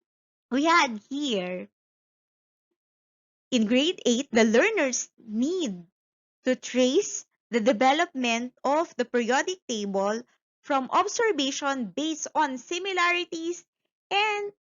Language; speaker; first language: English; non-native, local second language; Filipino